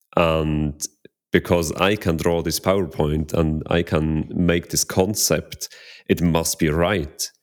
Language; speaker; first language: English; non-native, fluent; Swiss German